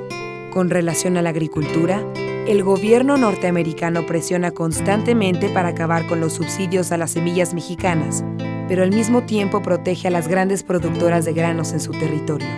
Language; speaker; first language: Spanish; native; Spanish